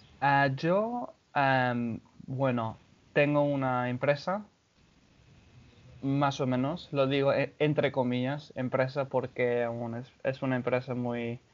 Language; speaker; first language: Spanish; non-native, fluent; English